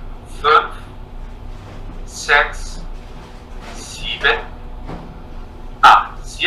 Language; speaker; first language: German; non-native, fluent; Portuguese